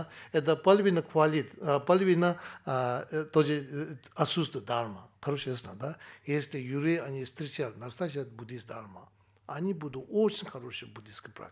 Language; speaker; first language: Russian; non-native, learner; Tibetan